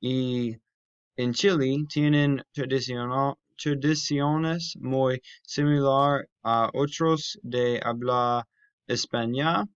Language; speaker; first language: Spanish; non-native, learner; English